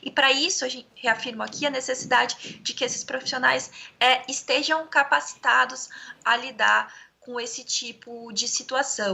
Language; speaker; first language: Portuguese; native; Portuguese